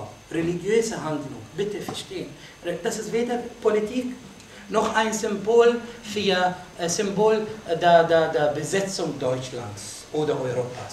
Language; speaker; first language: German; non-native, fluent; Arabic